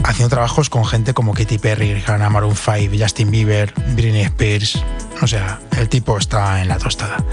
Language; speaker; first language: Spanish; native; Spanish